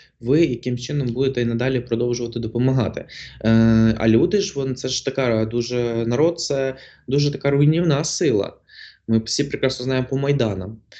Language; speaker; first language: Ukrainian; non-native, local second language; Russian